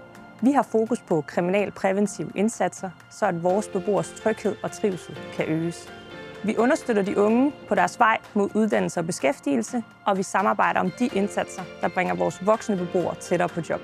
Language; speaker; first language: Danish; native; Danish